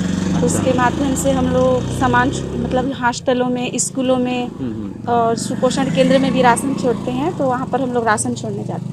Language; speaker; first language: Hindi; non-native, local second language; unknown